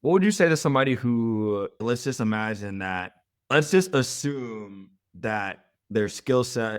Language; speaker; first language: English; native; English